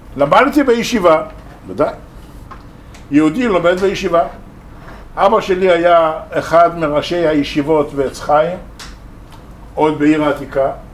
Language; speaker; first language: Hebrew; non-native, local second language; Arabic